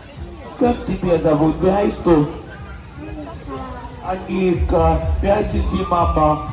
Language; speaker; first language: Russian; non-native, learner; Turkish